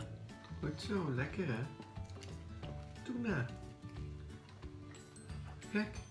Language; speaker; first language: Dutch; native; Dutch